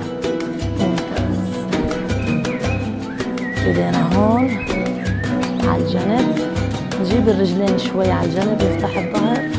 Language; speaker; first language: Arabic; native; Arabic